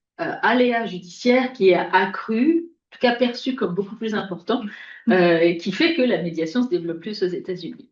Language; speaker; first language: French; native; French